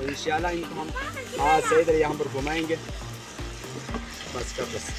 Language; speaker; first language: Hindi; non-native, local second language; Balti